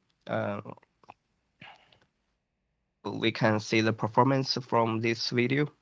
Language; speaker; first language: English; non-native, fluent; Chinese